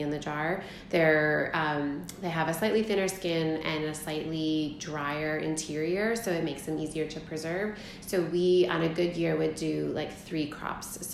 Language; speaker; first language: English; native; English